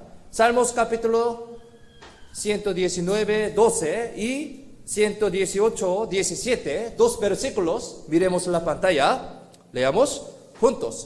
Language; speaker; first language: Spanish; non-native, fluent; Korean